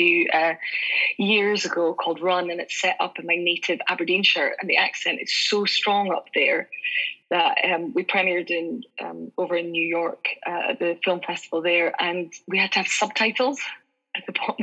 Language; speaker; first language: English; native; English